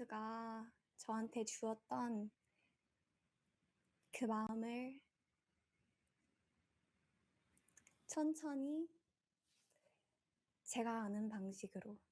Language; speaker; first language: Korean; early bilingual, heritage; Korean